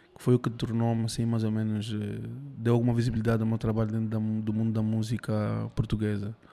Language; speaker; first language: Portuguese; early bilingual, heritage; Spanish